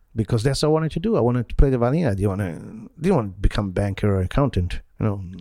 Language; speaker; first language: English; non-native, fluent; Italian